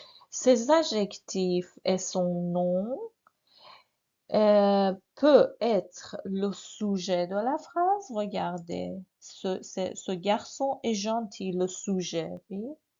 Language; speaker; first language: French; non-native, fluent; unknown